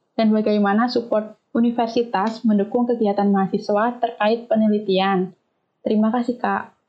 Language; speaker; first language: Indonesian; native; Indonesian